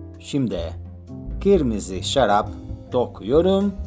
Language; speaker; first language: Turkish; non-native, learner; Spanish